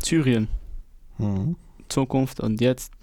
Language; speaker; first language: German; non-native, learner; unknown